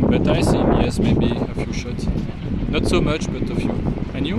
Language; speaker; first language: English; non-native, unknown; French